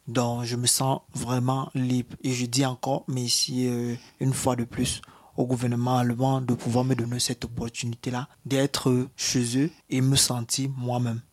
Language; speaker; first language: French; native; French